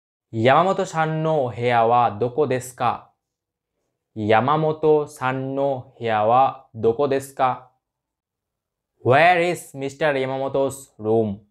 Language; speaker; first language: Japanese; non-native, fluent; Hindi